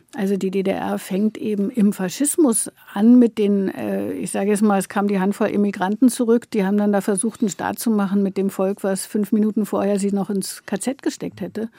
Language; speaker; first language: German; native; German